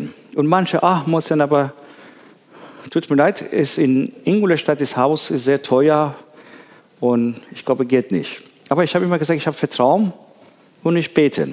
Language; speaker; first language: German; non-native, learner; Persian